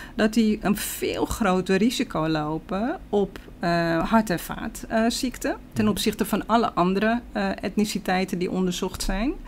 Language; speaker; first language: Dutch; native; Dutch